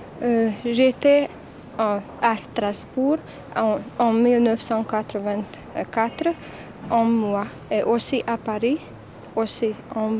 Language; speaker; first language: French; non-native, learner; Hungarian